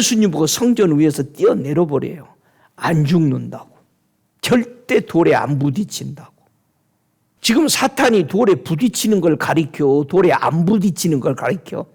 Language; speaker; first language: Korean; native; Korean